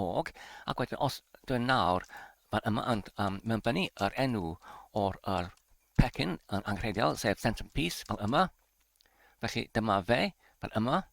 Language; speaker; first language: Welsh; non-native, learner; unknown